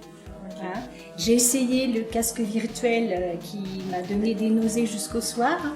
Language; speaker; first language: French; native; French